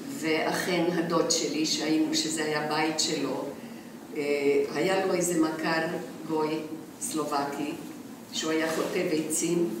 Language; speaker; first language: Hebrew; non-native, fluent; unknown